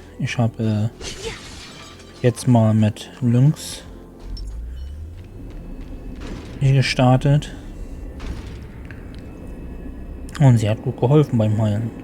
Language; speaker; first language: German; native; German